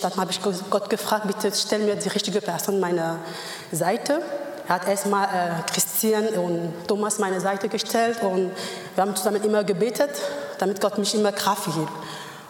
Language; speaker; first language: German; non-native, learner; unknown